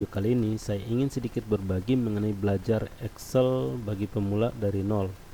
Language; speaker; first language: Indonesian; native; Indonesian